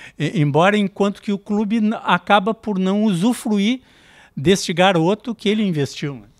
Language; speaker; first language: Portuguese; native; Portuguese